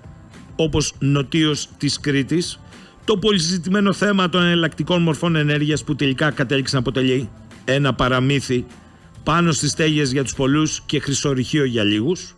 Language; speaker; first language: Greek; native; Greek